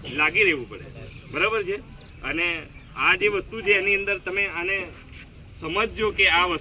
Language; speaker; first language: Gujarati; native; Gujarati